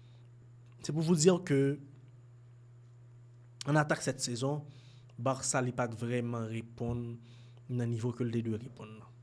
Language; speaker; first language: French; non-native, local second language; Haitian Creole